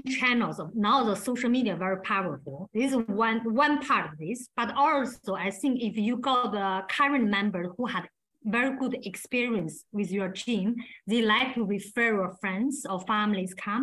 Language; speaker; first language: English; non-native, learner; Chinese